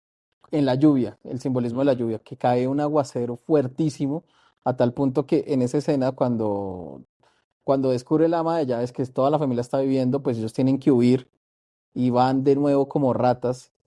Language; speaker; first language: Spanish; native; Spanish